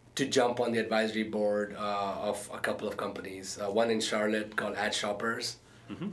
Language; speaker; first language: English; early bilingual, other home language; Arabic